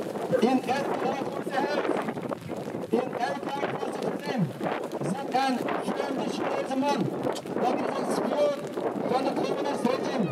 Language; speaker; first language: Dutch; non-native, fluent; Uyghur